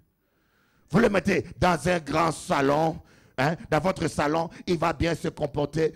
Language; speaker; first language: French; non-native, local second language; Lingala